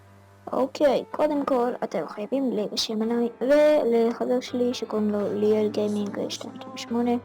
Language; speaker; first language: Hebrew; native; Hebrew